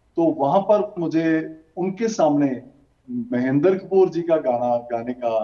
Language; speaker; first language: Hindi; native; Hindi